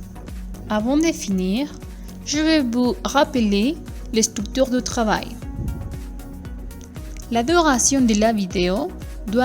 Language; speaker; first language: French; non-native, fluent; Spanish